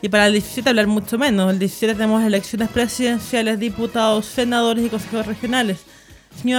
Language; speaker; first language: Spanish; native; Spanish